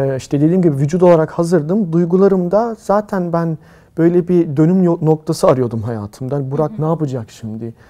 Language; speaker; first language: Turkish; early bilingual, heritage; Turkish